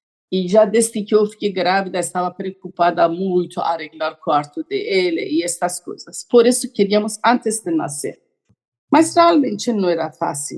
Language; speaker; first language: Portuguese; non-native, learner; Persian